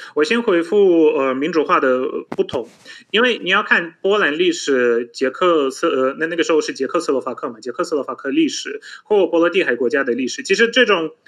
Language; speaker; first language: Chinese; non-native, fluent; Polish